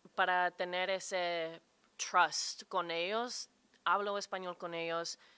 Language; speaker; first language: Spanish; early bilingual, heritage; Spanish